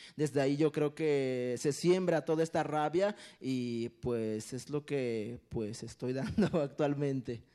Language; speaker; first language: Spanish; non-native, local second language; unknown